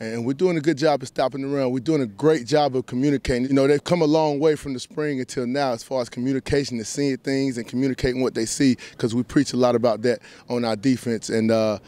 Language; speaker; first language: English; native; English